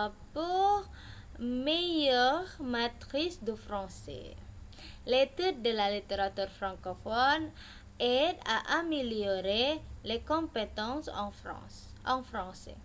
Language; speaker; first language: French; non-native, learner; Indonesian